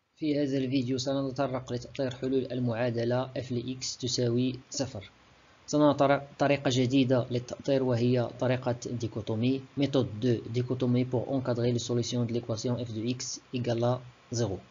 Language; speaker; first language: Arabic; native; Arabic